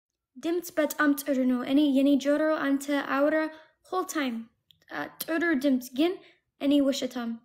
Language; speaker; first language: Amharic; non-native, learner; English